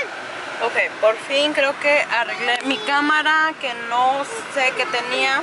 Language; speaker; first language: Spanish; early bilingual, heritage; Spanish